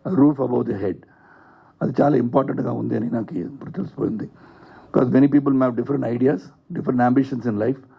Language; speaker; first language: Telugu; non-native, learner; Tamil